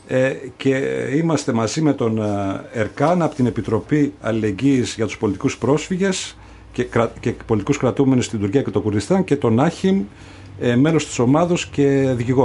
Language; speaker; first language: Greek; native; Greek